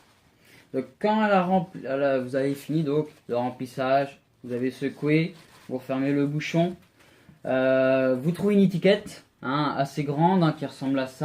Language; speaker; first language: French; native; French